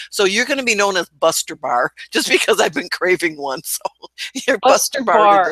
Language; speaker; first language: English; native; English